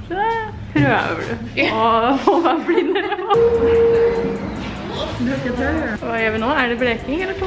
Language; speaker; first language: Norwegian; native; Norwegian